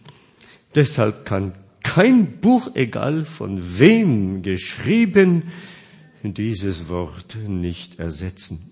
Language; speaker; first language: German; non-native, fluent; Korean